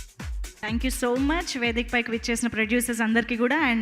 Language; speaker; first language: Telugu; native; Telugu